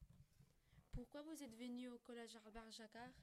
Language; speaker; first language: French; non-native, learner; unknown